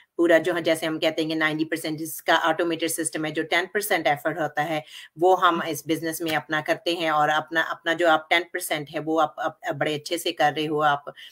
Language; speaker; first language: Hindi; non-native, local second language; Punjabi